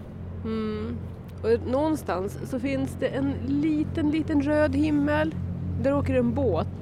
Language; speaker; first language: Swedish; native; Swedish